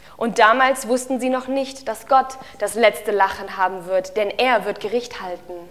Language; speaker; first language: German; native; German